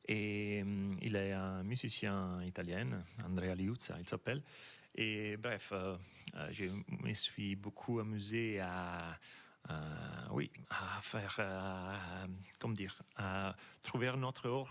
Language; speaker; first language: French; non-native, fluent; Italian